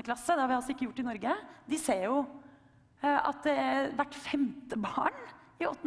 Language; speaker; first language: Norwegian; native; Norwegian